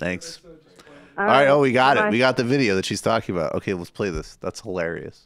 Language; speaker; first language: English; native; English